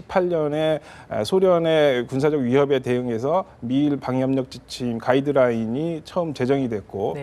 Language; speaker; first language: Korean; native; Korean